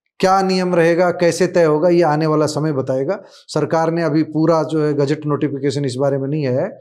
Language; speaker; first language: Hindi; native; Hindi